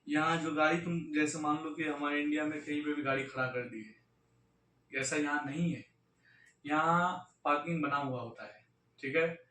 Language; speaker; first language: Hindi; native; Hindi